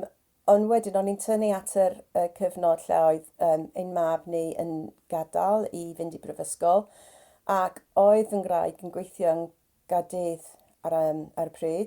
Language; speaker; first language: Welsh; non-native, fluent; English